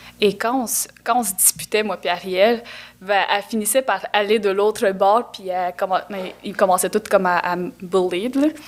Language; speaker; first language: French; non-native, local second language; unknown